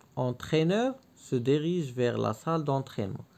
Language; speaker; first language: French; non-native, local second language; Arabic